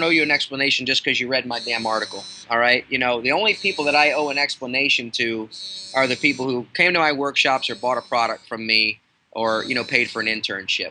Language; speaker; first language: English; native; English